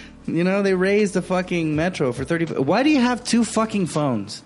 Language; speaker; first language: English; non-native, fluent; Spanish